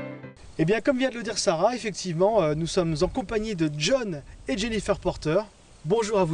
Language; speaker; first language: French; native; French